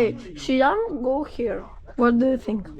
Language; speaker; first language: English; non-native, learner; Russian